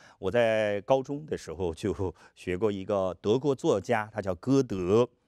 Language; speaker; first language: Chinese; native; Chinese